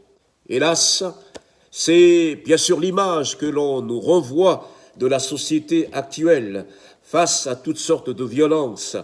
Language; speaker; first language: French; native; French